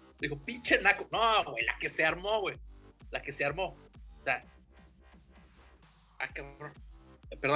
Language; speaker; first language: Spanish; native; Spanish